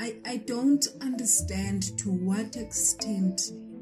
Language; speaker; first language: English; non-native, local second language; Xhosa